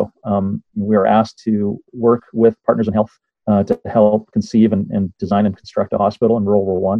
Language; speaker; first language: English; native; English